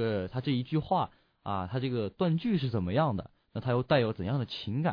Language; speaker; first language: Chinese; native; Chinese